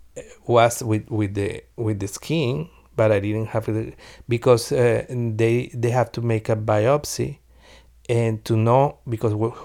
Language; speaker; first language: English; non-native, learner; Spanish